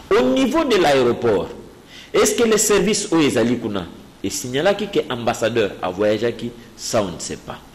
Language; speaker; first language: French; non-native, local second language; Luba-Lulua